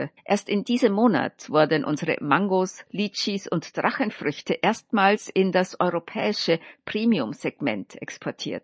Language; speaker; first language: German; native; German